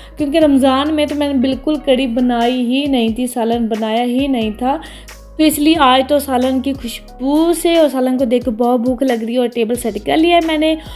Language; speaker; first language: Urdu; non-native, local second language; Punjabi